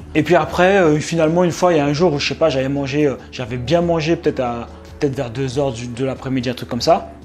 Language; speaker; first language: French; native; French